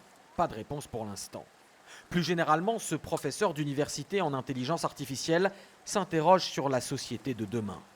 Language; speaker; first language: French; native; French